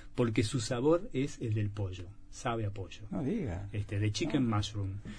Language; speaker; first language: Spanish; native; Spanish